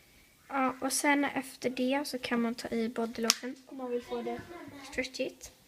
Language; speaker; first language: Swedish; native; Swedish